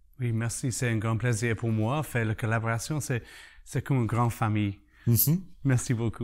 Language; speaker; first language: French; non-native, learner; English